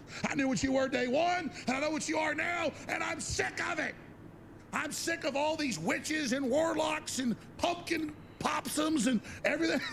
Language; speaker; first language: English; native; English